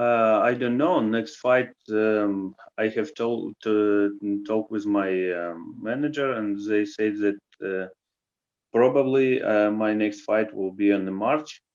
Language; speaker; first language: English; non-native, learner; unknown